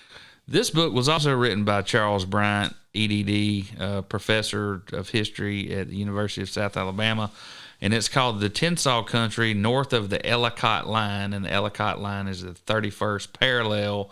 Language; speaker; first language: English; native; English